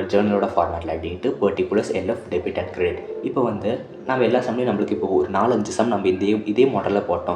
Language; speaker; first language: Tamil; native; Tamil